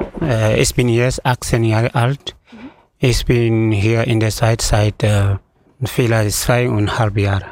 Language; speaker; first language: German; non-native, learner; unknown